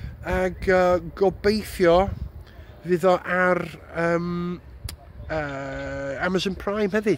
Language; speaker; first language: Welsh; non-native, local second language; English